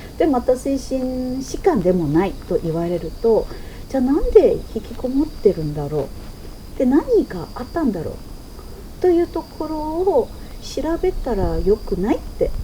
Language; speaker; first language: Japanese; non-native, fluent; Chinese